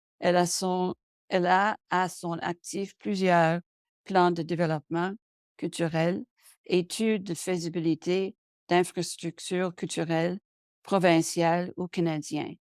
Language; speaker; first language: French; non-native, local second language; English